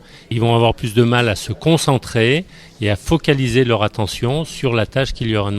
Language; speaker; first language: French; native; French